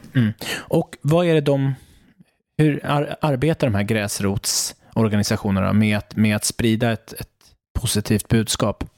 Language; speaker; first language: Swedish; native; Swedish